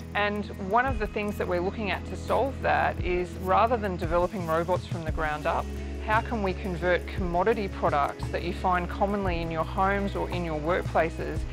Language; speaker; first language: English; native; English